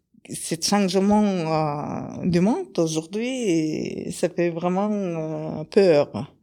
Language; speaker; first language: French; non-native, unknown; Kyrgyz